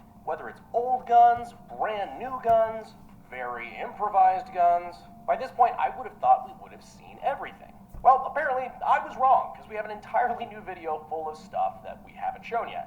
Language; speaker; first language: English; native; English